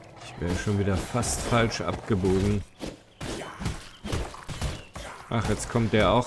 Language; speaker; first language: German; native; German